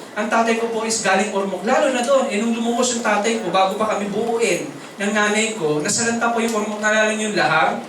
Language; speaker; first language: Filipino; native; Filipino